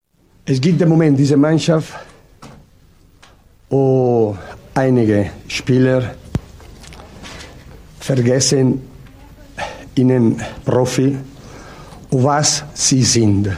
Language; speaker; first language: German; non-native, learner; Italian